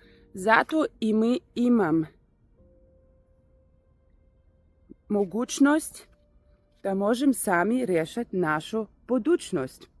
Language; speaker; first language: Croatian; non-native, learner; Russian